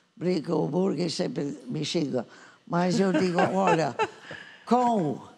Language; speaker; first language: Portuguese; non-native, fluent; English